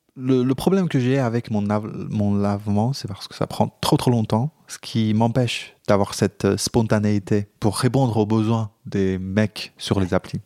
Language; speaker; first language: French; non-native, fluent; Chinese